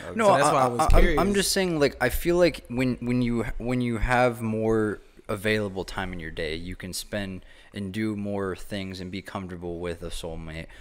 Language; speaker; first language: English; native; English